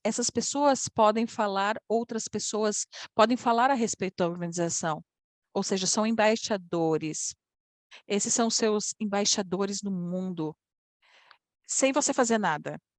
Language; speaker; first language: Portuguese; non-native, fluent; Polish